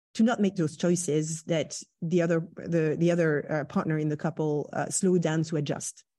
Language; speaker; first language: English; non-native, fluent; French